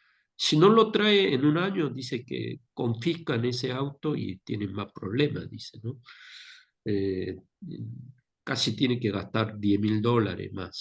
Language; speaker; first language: Spanish; non-native, fluent; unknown